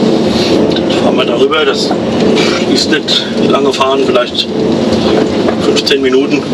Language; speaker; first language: German; native; German